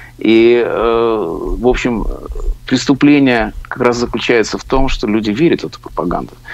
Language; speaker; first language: Russian; native; Russian